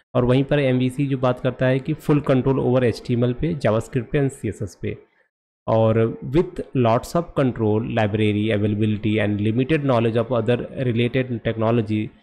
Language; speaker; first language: Hindi; native; Hindi